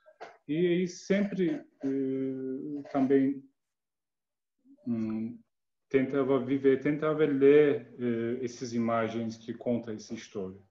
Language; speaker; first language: Portuguese; non-native, learner; Turkish